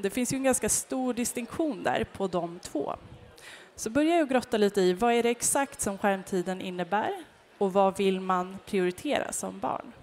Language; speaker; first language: Swedish; native; Swedish